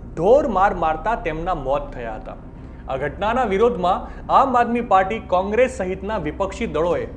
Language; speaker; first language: Gujarati; native; Gujarati